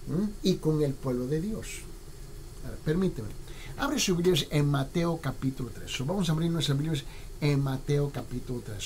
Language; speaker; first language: Spanish; early bilingual, heritage; Spanish